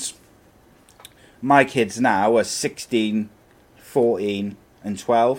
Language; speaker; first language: English; native; English